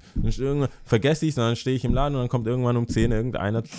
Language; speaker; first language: German; native; German